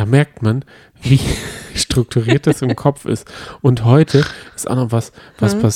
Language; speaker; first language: German; native; German